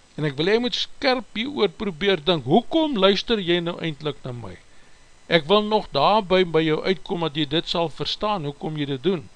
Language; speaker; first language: Afrikaans; native; Afrikaans